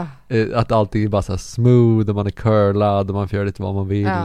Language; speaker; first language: Swedish; native; Swedish